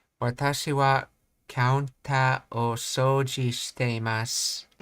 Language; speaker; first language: Japanese; non-native, learner; English